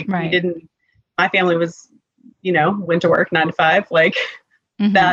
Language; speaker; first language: English; native; English